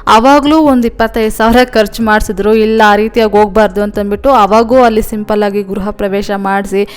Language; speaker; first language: Kannada; non-native, local second language; Telugu